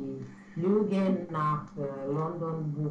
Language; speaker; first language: German; non-native, learner; Romanian